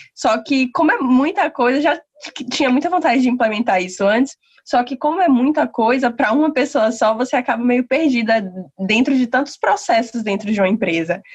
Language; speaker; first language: Portuguese; native; Portuguese